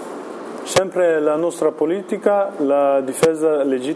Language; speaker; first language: Italian; non-native, learner; Kurdish